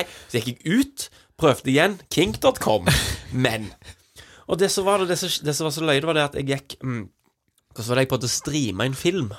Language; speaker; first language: Norwegian; native; Norwegian